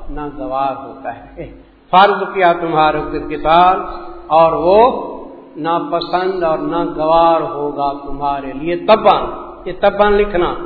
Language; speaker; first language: Urdu; non-native, local second language; Punjabi